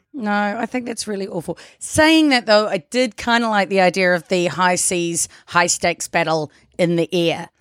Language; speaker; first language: English; native; English